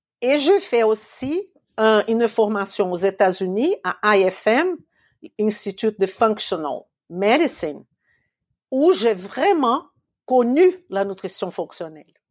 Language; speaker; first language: French; non-native, fluent; Portuguese